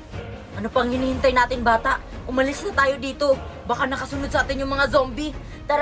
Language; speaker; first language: Filipino; native; Filipino